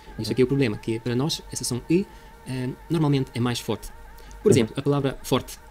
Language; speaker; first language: Portuguese; non-native, fluent; Russian